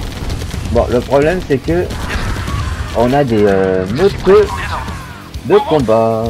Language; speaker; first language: French; native; French